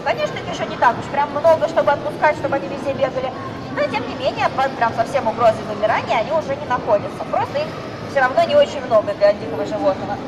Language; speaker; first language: Russian; native; Russian